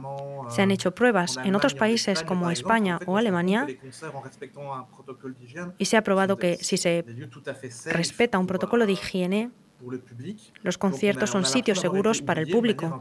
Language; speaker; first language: Spanish; native; Spanish